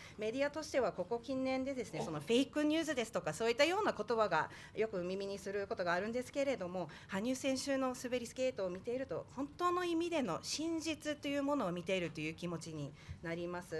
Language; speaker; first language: Japanese; native; Japanese